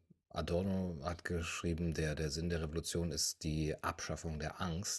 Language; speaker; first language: German; native; German